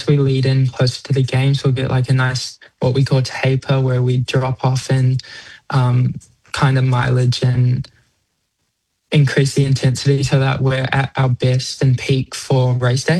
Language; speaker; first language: English; native; English